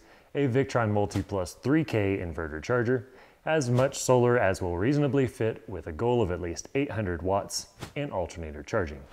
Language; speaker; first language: English; native; English